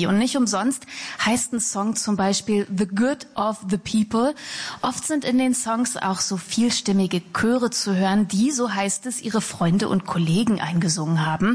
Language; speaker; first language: German; native; German